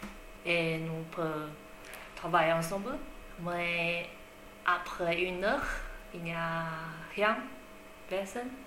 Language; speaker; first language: French; non-native, learner; Chinese